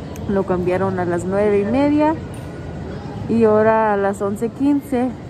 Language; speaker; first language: Spanish; early bilingual, heritage; Spanish